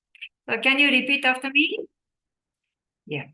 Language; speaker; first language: English; non-native, learner; Japanese